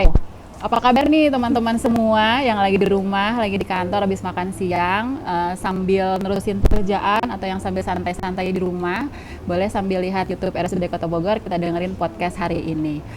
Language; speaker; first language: Indonesian; native; Indonesian